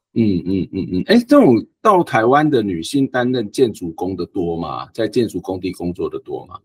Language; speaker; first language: Chinese; native; Chinese